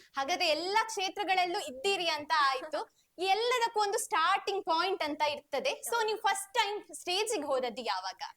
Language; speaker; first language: Kannada; native; Kannada